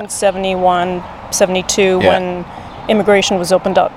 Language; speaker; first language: English; native; English